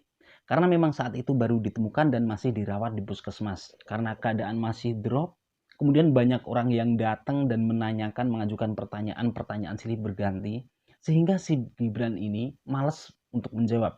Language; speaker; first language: Indonesian; native; Indonesian